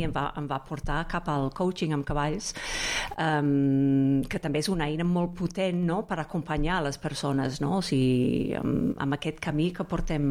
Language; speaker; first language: Catalan; non-native, fluent; English